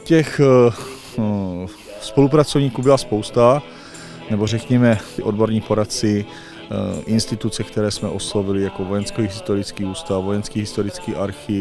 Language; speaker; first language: Czech; native; Czech